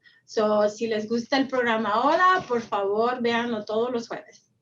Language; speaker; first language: Spanish; early bilingual, heritage; Spanish